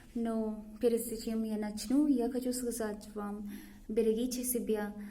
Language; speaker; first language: Russian; non-native, learner; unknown